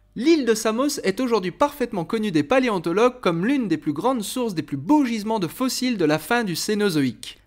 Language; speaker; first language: French; native; French